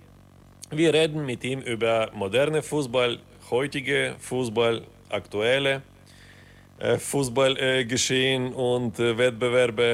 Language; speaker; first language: German; non-native, fluent; Ukrainian